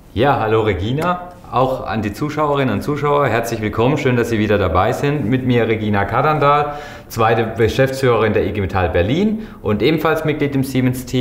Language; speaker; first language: German; native; German